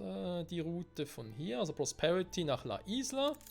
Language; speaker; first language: German; native; German